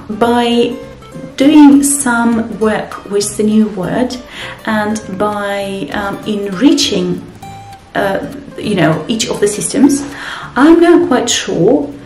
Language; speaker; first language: English; non-native, fluent; Russian